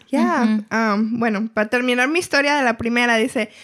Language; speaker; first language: Spanish; early bilingual, heritage; Spanish